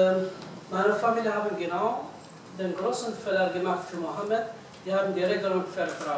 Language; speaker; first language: German; non-native, fluent; Arabic